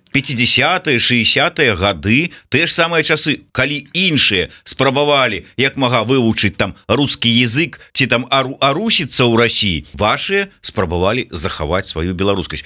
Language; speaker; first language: Belarusian; native; Belarusian